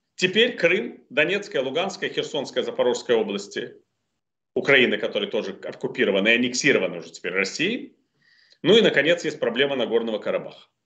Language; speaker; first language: Russian; native; Russian